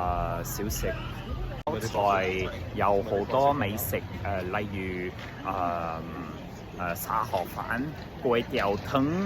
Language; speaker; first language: Chinese; non-native, learner; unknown